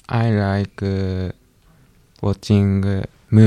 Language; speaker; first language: English; non-native, learner; Japanese